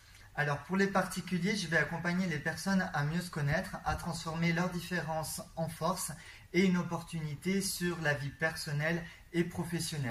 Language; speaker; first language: French; native; French